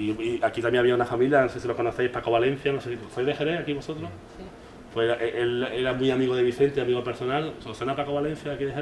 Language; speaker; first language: Spanish; native; Spanish